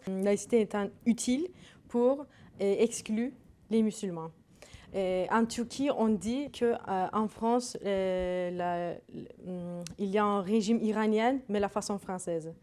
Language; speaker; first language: French; non-native, learner; Turkish